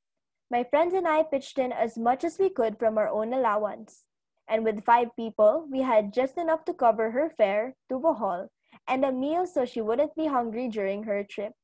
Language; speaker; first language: English; non-native, local second language; Cebuano